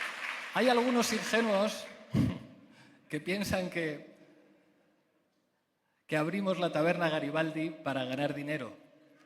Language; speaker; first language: Spanish; native; Spanish